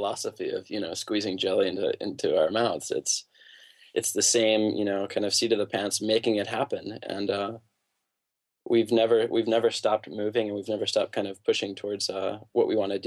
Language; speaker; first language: English; native; English